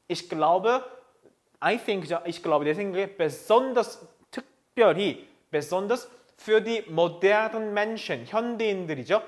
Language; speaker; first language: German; non-native, fluent; Korean